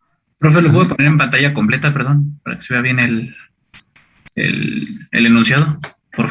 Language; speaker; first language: Spanish; native; Spanish